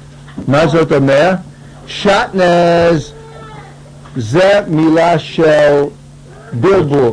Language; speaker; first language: Hebrew; non-native, fluent; English